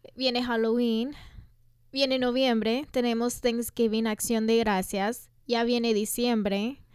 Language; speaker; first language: Spanish; early bilingual, heritage; Spanish